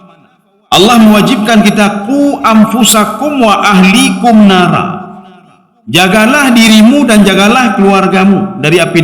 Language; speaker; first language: Indonesian; native; Indonesian